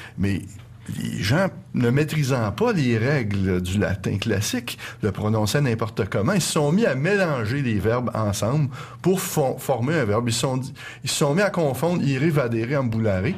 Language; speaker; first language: French; native; French